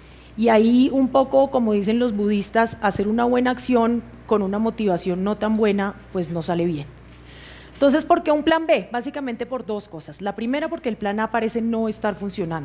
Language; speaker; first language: Spanish; native; Spanish